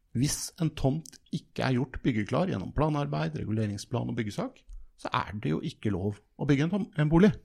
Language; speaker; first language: Norwegian; native; Norwegian